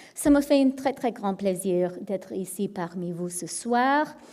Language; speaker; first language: French; non-native, local second language; English